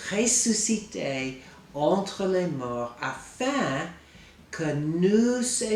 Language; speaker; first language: French; non-native, fluent; English